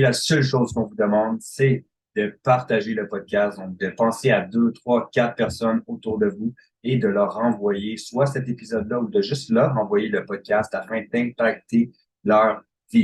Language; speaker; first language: French; native; French